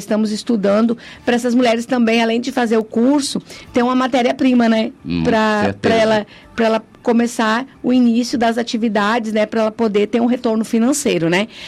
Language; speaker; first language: Portuguese; native; Portuguese